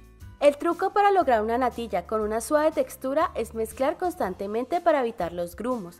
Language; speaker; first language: Spanish; native; Spanish